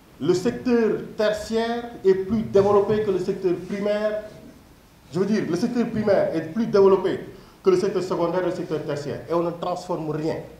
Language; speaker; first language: French; non-native, local second language; Wolof